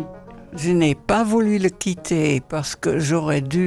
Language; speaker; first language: French; non-native, fluent; Dutch